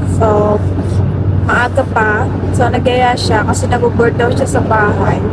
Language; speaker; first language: Filipino; native; Filipino